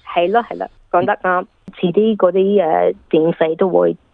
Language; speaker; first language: Cantonese; early bilingual, heritage; English